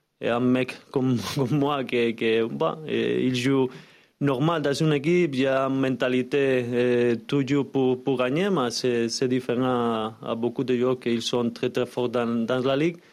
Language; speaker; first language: French; non-native, learner; Spanish